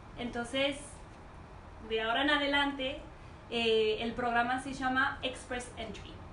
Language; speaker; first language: Spanish; early bilingual, heritage; Spanish